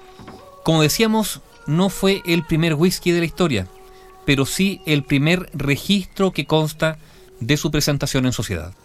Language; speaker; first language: Spanish; native; Spanish